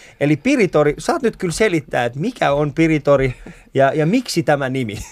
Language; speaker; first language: Finnish; early bilingual, other home language; Persian